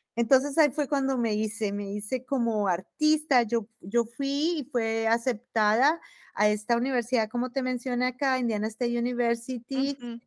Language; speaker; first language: Spanish; native; Spanish